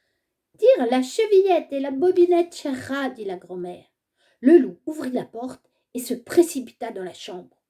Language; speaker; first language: French; native; French